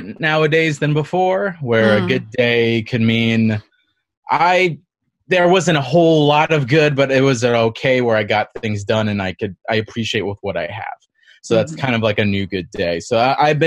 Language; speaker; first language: English; native; English